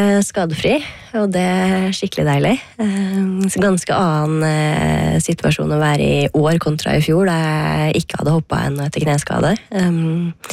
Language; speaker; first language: Norwegian; native; Norwegian